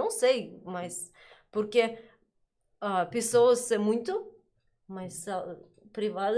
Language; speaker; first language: Portuguese; non-native, learner; Russian